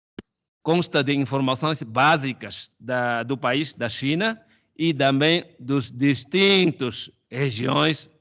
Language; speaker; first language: Portuguese; non-native, fluent; Chinese